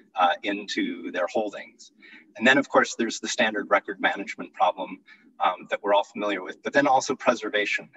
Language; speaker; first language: English; native; English